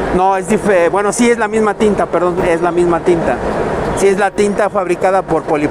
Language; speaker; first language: Spanish; native; Spanish